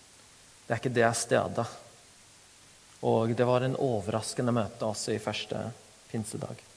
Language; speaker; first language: Norwegian; non-native, fluent; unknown